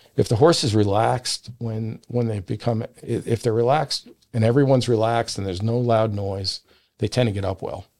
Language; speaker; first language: English; native; English